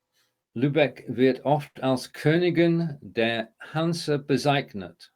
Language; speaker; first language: German; non-native, learner; English